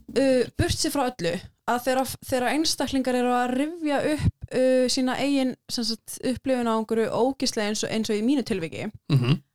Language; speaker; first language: Icelandic; native; Icelandic